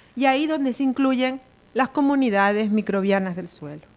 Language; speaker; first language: Spanish; native; Spanish